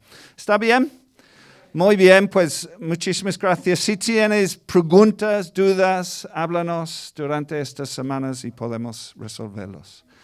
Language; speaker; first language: Spanish; non-native, fluent; English